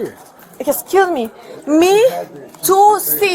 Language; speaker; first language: English; non-native, learner; Spanish